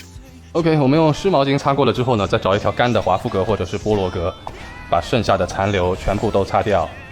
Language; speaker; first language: Chinese; native; Chinese